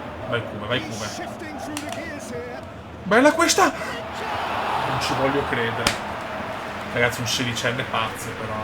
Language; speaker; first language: Italian; native; Italian